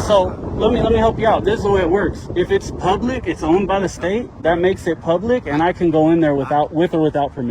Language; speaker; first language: English; native; English